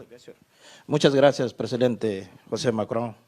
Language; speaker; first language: Spanish; non-native, learner; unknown